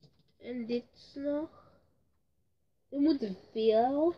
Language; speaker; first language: Dutch; early bilingual, other home language; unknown